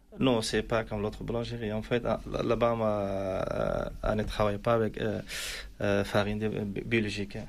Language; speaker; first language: French; non-native, learner; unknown